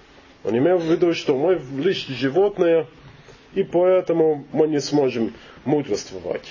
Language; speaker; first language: Russian; non-native, learner; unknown